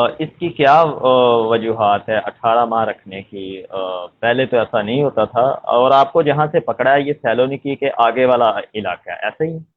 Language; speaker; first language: Urdu; non-native, local second language; Punjabi